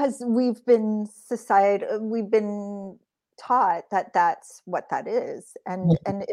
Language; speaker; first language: English; native; English